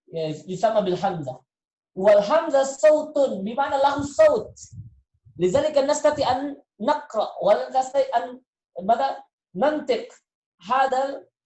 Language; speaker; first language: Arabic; non-native, fluent; Indonesian